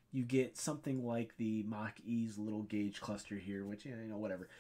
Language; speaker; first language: English; native; English